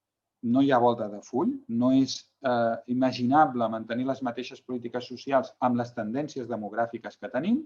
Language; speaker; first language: Catalan; native; Catalan